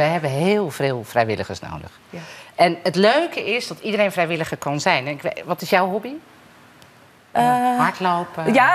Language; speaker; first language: Dutch; native; Dutch